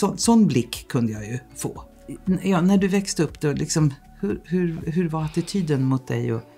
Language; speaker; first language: Swedish; native; Swedish